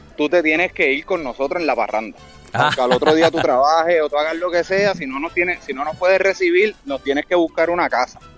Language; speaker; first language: Spanish; native; Spanish